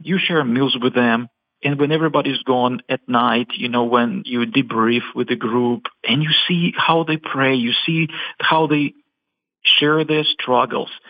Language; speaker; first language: English; non-native, fluent; Russian